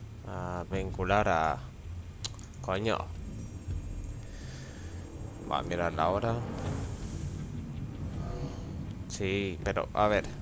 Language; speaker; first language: Spanish; native; Spanish